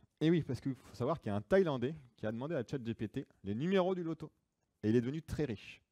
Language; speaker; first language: French; native; French